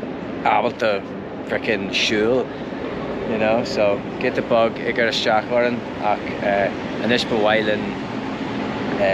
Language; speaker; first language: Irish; non-native, local second language; English